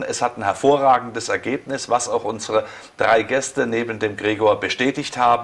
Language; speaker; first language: German; native; German